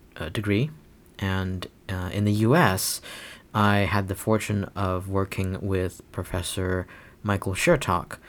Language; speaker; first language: English; non-native, fluent; Chinese